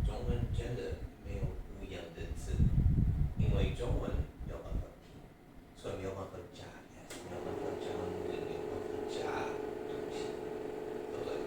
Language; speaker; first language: Chinese; non-native, learner; English